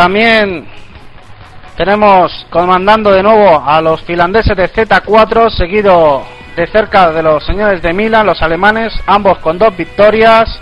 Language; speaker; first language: Spanish; native; Spanish